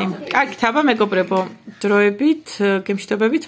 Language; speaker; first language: Georgian; native; Georgian